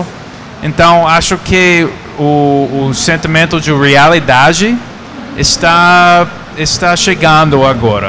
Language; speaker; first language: Portuguese; non-native, fluent; English